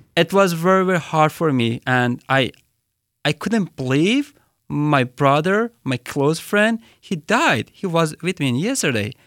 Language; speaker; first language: English; non-native, fluent; Persian